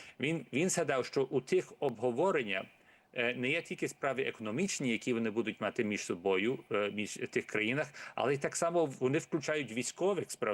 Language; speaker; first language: Ukrainian; early bilingual, heritage; Ukrainian